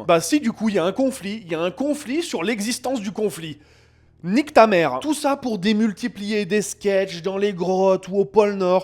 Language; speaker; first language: French; native; French